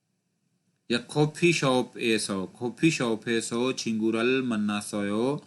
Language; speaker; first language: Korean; non-native, fluent; Urdu